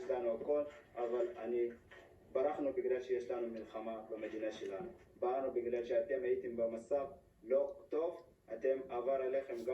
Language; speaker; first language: Hebrew; non-native, fluent; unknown